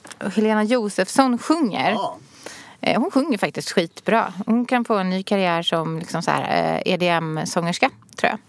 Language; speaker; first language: Swedish; native; Swedish